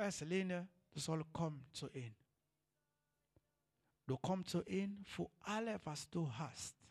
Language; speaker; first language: German; non-native, learner; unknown